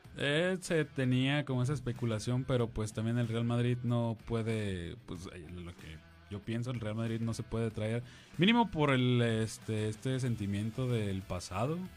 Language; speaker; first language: Spanish; native; Spanish